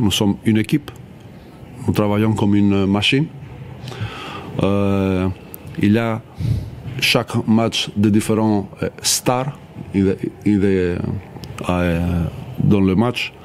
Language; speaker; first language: French; non-native, learner; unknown